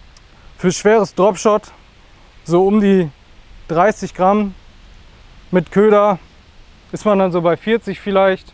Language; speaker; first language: German; native; German